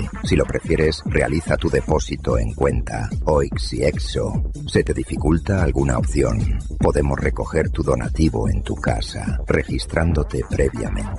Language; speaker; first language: Spanish; native; Spanish